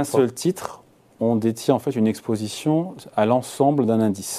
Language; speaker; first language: French; native; French